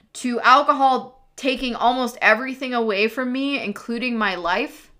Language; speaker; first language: English; native; English